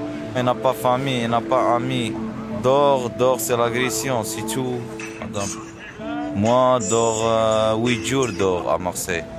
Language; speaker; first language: French; non-native, learner; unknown